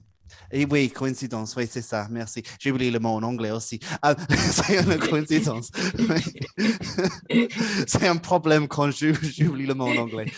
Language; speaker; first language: French; non-native, learner; English